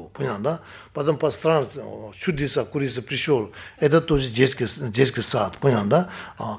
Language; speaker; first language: Russian; non-native, learner; Tibetan